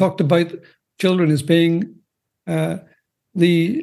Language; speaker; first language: English; native; English